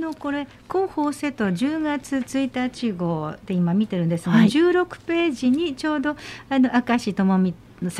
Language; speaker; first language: Japanese; native; Japanese